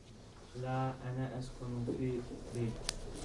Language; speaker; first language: Arabic; non-native, learner; Bosnian